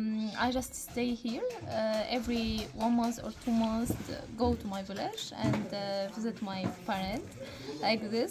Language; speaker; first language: English; non-native, learner; Arabic